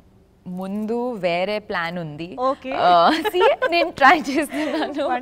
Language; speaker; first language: Telugu; non-native, learner; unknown